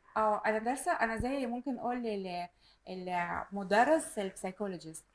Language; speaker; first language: Egyptian Arabic; non-native, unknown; Azerbaijani